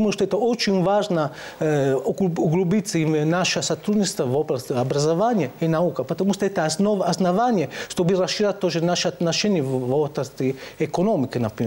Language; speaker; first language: Russian; non-native, fluent; Italian